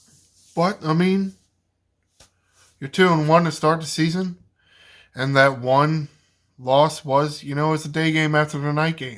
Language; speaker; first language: English; native; English